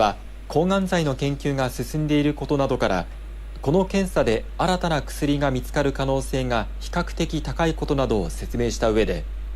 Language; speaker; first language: Japanese; native; Japanese